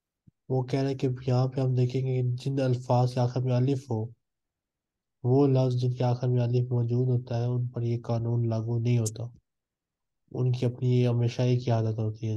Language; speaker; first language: Urdu; native; Urdu